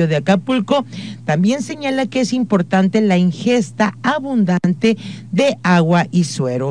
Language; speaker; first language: Spanish; native; Spanish